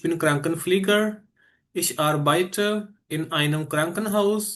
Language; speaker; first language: German; non-native, fluent; Urdu